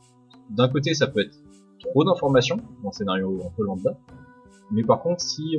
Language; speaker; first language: French; native; French